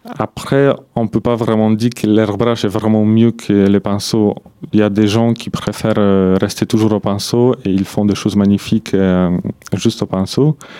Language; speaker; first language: French; non-native, fluent; Polish